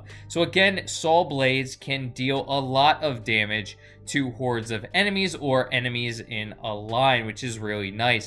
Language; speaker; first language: English; native; English